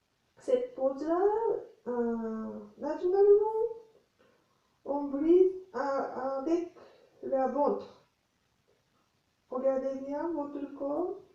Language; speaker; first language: French; non-native, learner; Japanese